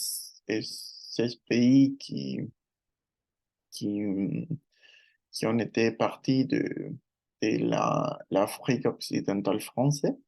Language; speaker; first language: French; non-native, learner; Spanish